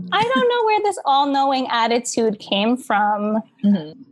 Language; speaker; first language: English; native; English